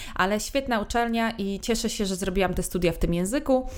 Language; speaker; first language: Polish; native; Polish